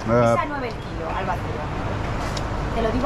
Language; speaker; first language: Spanish; native; Spanish